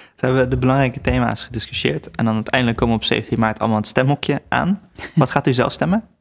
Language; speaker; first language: Dutch; native; Dutch